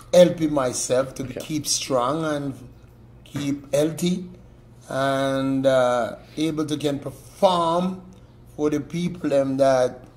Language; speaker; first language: English; native; English